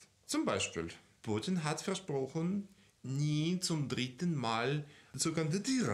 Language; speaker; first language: German; non-native, fluent; Russian